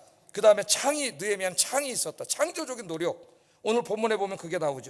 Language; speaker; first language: Korean; native; Korean